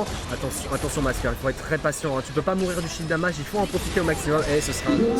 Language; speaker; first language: French; native; French